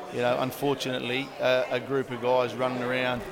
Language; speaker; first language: English; native; English